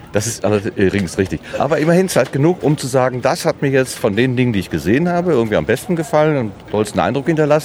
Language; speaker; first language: German; native; German